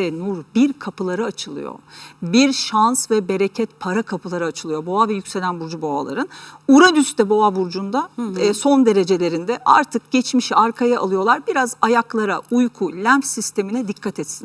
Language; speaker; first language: Turkish; native; Turkish